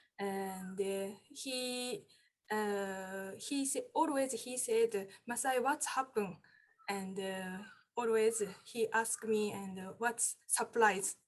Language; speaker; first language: English; non-native, learner; Japanese